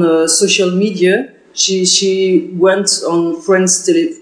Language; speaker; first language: English; non-native, fluent; French